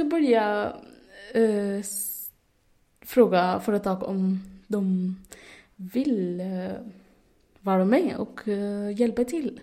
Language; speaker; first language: Swedish; non-native, fluent; Arabic